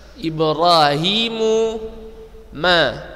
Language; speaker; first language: Arabic; non-native, fluent; Indonesian